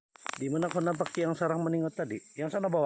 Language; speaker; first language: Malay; non-native, local second language; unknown